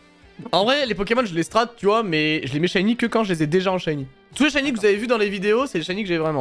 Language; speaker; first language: French; native; French